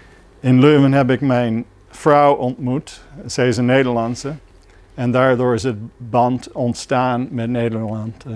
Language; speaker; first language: Dutch; non-native, fluent; English